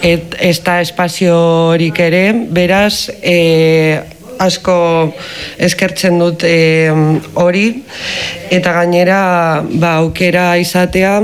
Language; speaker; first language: Basque; non-native, fluent; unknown